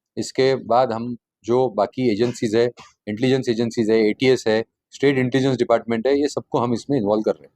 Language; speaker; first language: Hindi; non-native, local second language; Marathi